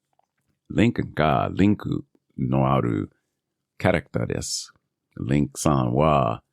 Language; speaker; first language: Japanese; non-native, learner; English